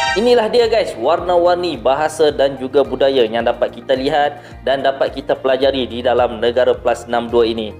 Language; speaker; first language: Malay; native; Malay